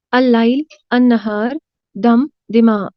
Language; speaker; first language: Arabic; non-native, learner; Urdu